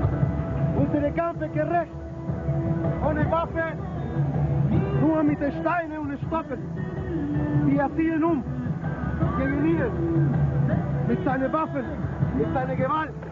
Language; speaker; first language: German; non-native, learner; Spanish